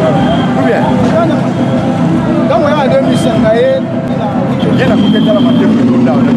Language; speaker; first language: French; non-native, local second language; Lingala